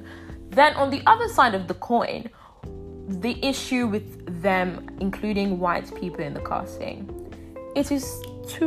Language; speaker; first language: English; non-native, local second language; Yoruba